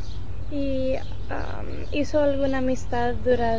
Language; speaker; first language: Spanish; early bilingual, heritage; Spanish